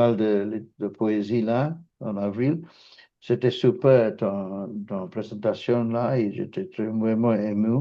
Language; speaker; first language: French; non-native, fluent; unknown